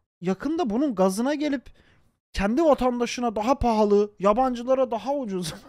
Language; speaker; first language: Turkish; native; Turkish